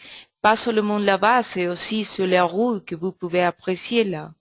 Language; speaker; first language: French; non-native, learner; Spanish